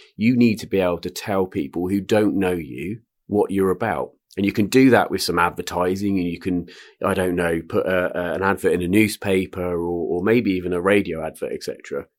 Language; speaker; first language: English; native; English